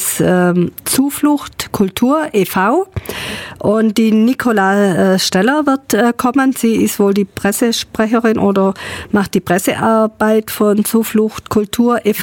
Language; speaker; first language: German; native; German